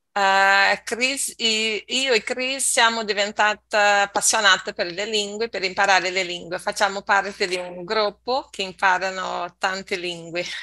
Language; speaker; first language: Italian; non-native, learner; Portuguese